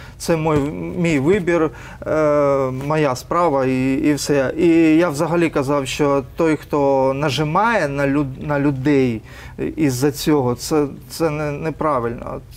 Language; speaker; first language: Ukrainian; non-native, local second language; Russian